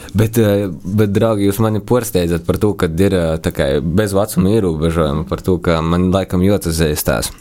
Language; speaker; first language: Latvian; native; Latvian